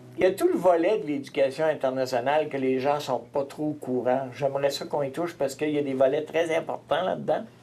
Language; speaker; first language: French; native; French